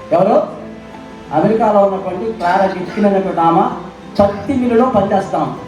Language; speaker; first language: Telugu; native; Telugu